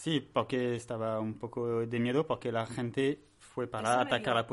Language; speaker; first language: Spanish; non-native, learner; French